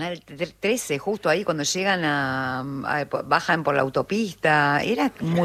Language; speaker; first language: Spanish; native; Spanish